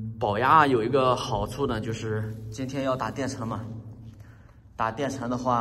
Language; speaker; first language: Chinese; native; Chinese